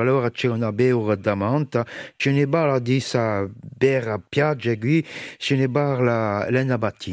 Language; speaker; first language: Italian; non-native, learner; French